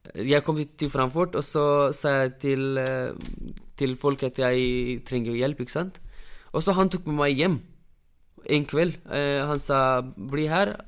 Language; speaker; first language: Norwegian; non-native, fluent; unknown